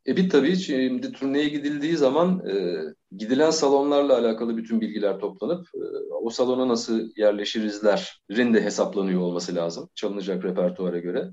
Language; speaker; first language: Turkish; native; Turkish